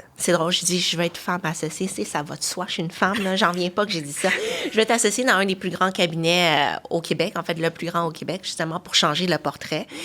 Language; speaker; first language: French; early bilingual, other home language; Chinese